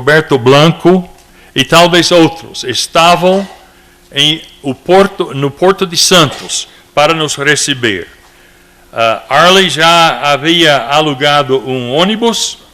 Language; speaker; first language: Portuguese; non-native, fluent; English